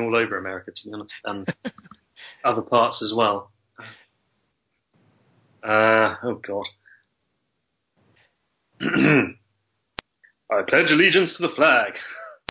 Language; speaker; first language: English; native; English